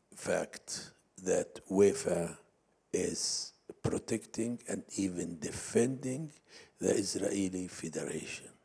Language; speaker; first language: English; non-native, fluent; Arabic